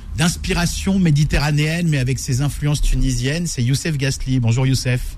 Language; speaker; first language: French; native; French